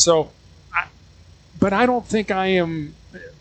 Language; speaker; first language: English; native; English